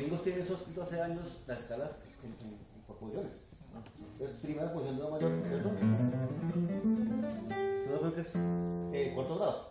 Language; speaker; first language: Spanish; native; Spanish